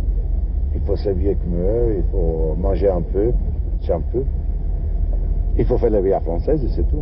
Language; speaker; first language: French; non-native, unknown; Portuguese